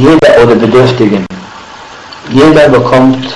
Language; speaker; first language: German; non-native, fluent; Arabic